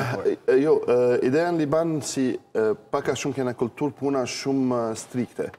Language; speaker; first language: Albanian; non-native, learner; Arabic